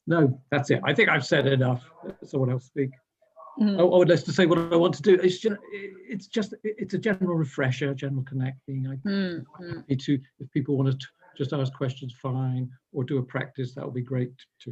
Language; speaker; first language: English; native; English